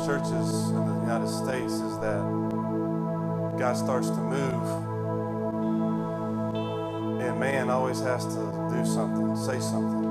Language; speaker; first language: English; native; English